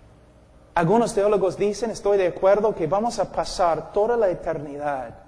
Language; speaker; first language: Spanish; non-native, fluent; English